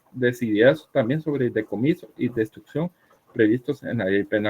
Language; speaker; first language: Spanish; native; Spanish